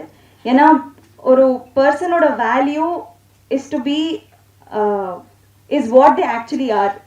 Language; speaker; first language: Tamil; non-native, learner; Telugu